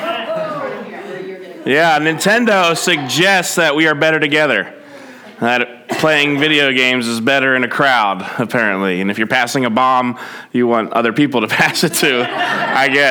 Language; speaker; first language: English; native; English